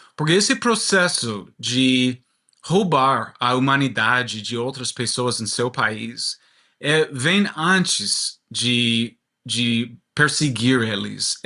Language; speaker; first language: Portuguese; non-native, learner; English